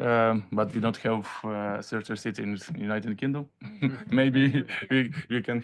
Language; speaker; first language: English; non-native, learner; Ukrainian